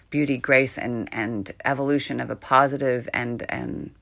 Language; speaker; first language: English; native; English